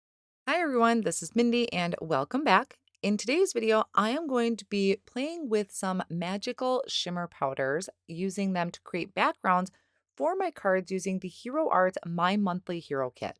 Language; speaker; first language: English; native; English